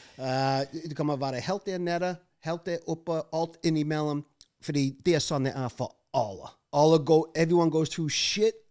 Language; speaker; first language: Norwegian; non-native, fluent; English